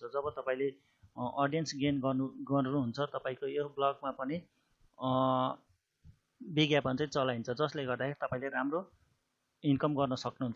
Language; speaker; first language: Nepali; native; Nepali